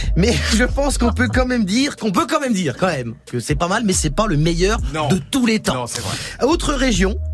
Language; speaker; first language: French; native; French